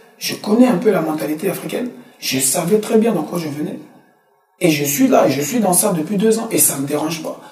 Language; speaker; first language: French; early bilingual, other home language; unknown